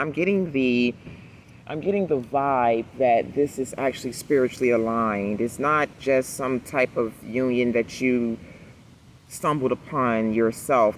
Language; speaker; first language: English; native; English